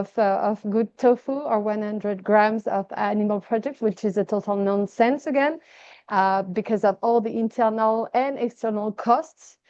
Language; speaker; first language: English; non-native, fluent; French